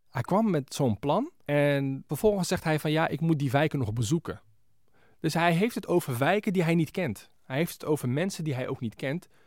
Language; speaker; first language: Dutch; early bilingual, other home language; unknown